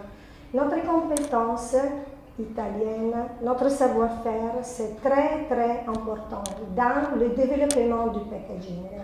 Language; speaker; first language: French; non-native, fluent; Italian